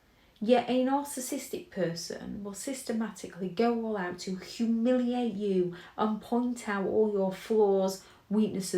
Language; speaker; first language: English; native; English